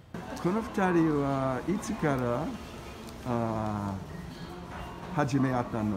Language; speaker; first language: Japanese; non-native, learner; English